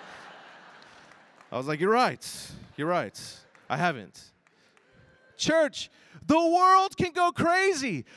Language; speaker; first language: English; early bilingual, other home language; Chinese